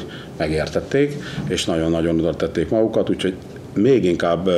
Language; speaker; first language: Hungarian; native; Hungarian